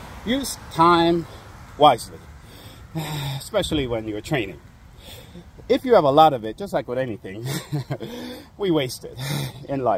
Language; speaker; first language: English; native; English